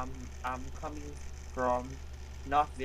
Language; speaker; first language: English; non-native, learner; Vietnamese